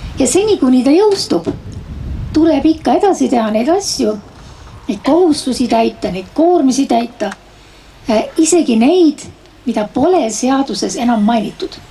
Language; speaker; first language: Estonian; early bilingual, heritage; Estonian